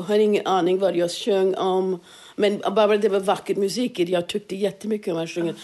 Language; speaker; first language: Swedish; non-native, fluent; English